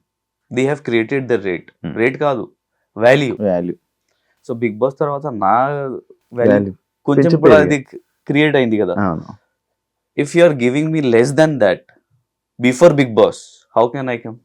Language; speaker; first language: Telugu; non-native, local second language; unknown